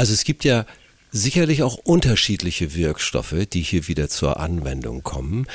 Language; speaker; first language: German; native; German